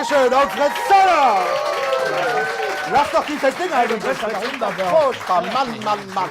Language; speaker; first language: German; native; German